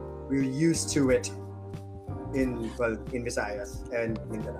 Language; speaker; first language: English; non-native, local second language; Filipino